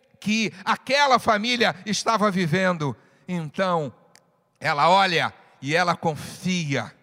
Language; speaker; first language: Portuguese; native; Portuguese